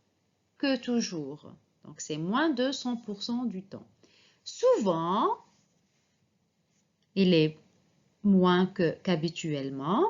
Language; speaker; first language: French; non-native, fluent; Arabic